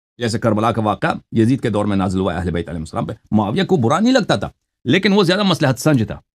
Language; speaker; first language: Urdu; non-native, local second language; Balti